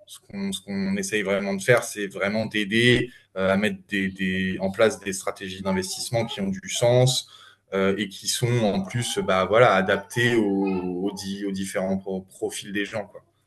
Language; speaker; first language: French; native; French